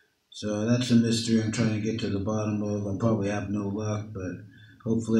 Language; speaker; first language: English; native; English